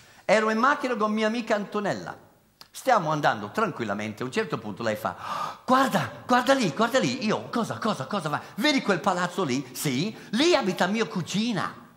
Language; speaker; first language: Italian; non-native, fluent; English